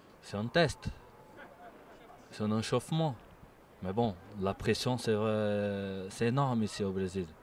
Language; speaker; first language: French; non-native, fluent; Portuguese